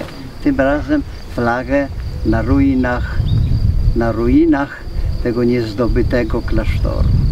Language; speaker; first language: Polish; native; Polish